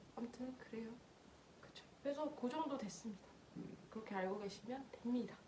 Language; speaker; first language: Korean; native; Korean